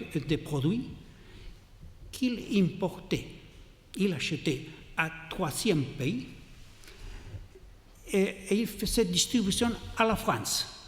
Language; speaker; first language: French; non-native, learner; Catalan